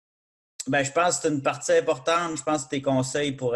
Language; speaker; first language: French; native; French